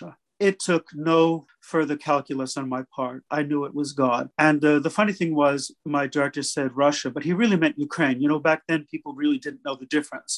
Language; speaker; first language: English; native; English